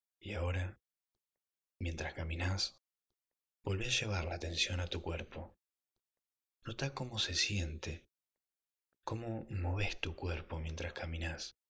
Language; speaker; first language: Spanish; native; Spanish